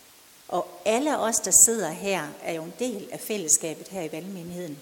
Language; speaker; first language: Danish; native; Danish